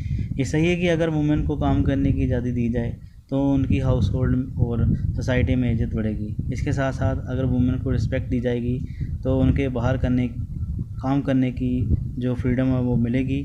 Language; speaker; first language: Hindi; native; Hindi